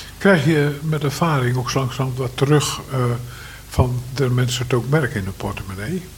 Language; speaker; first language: Dutch; native; Dutch